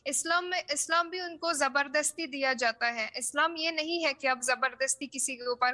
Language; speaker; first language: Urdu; non-native, fluent; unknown